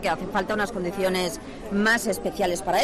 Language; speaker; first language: Spanish; native; Spanish